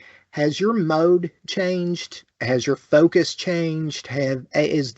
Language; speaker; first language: English; native; English